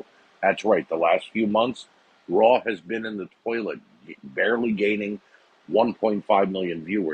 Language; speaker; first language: English; native; English